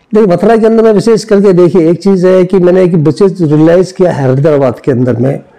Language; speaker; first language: Hindi; native; Hindi